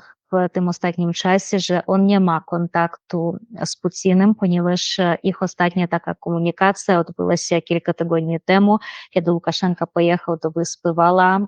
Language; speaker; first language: Polish; non-native, fluent; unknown